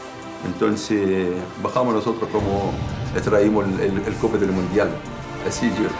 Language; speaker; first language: Spanish; non-native, learner; Arabic